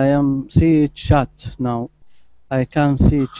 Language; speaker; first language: English; non-native, learner; Arabic